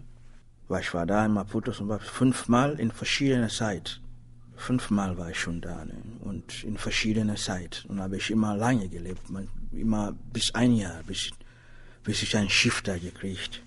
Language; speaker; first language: German; non-native, learner; Swahili